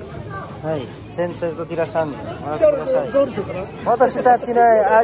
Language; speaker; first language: Japanese; non-native, learner; Nepali